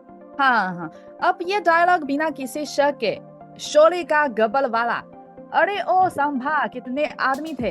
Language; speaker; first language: Hindi; non-native, fluent; Chinese